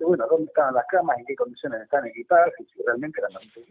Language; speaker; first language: Spanish; native; Spanish